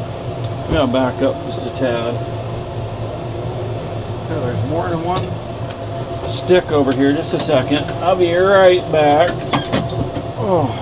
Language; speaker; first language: English; native; English